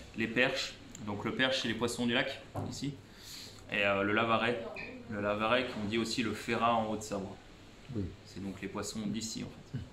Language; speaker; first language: French; native; French